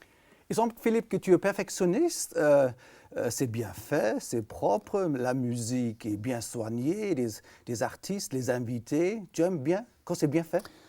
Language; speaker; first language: French; native; French